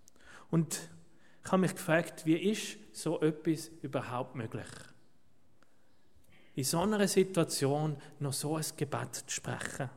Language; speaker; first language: German; native; German